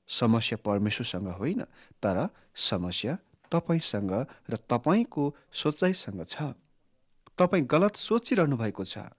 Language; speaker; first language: Nepali; native; Nepali